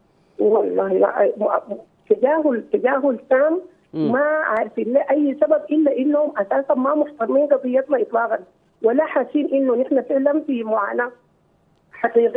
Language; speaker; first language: Arabic; native; Arabic